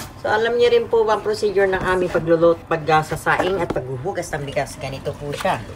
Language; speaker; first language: Filipino; native; Filipino